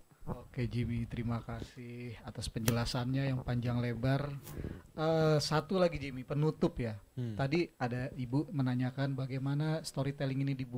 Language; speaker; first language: Indonesian; native; Indonesian